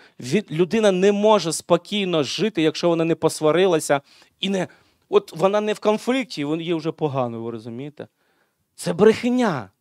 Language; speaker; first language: Ukrainian; non-native, local second language; Russian